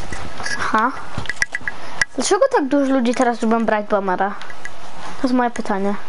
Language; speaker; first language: Polish; early bilingual, heritage; Polish